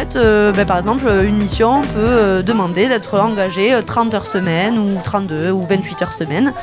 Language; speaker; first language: French; native; French